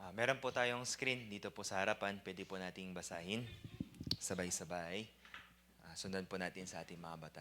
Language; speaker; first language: Filipino; non-native, fluent; Korean